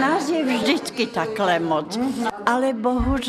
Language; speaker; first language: Czech; non-native, fluent; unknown